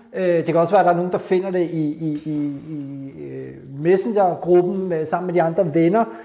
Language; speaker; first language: Danish; early bilingual, other home language; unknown